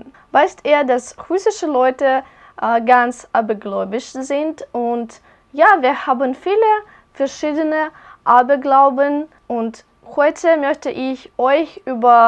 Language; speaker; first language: German; non-native, learner; Russian